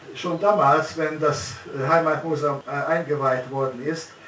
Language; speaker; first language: German; early bilingual, heritage; German